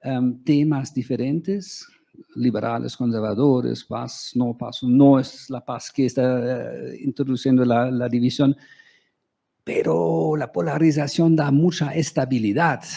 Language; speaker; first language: Spanish; non-native, fluent; German